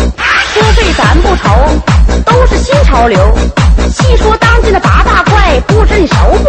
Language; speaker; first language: Chinese; native; Chinese